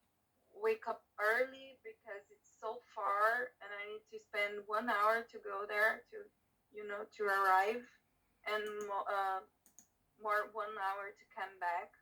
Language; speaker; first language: English; non-native, learner; Portuguese